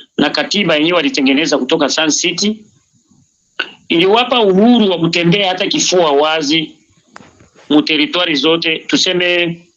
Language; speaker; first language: Swahili; native; Swahili